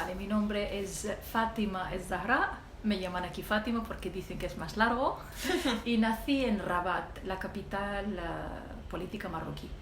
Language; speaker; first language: Spanish; non-native, local second language; Arabic